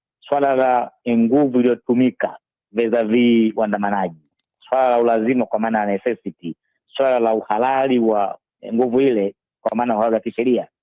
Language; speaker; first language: Swahili; native; Swahili